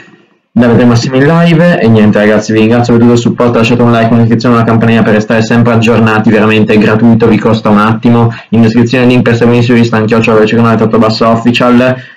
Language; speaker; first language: Italian; native; Italian